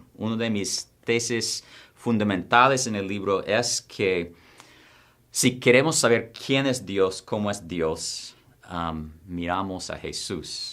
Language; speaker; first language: Spanish; non-native, fluent; English